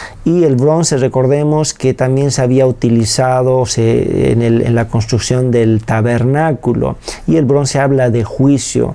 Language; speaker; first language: Spanish; native; Spanish